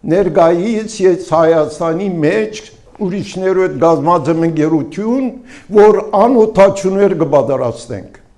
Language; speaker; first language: Armenian; early bilingual, heritage; Armenian